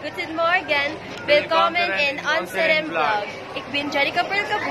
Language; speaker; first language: German; non-native, learner; Filipino